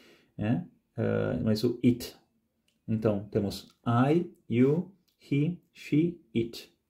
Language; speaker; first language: Portuguese; non-native, fluent; Spanish